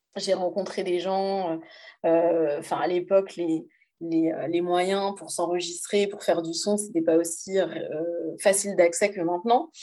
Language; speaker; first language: French; native; French